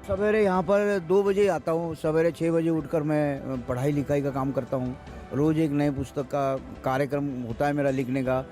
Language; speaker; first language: Hindi; non-native, local second language; Marathi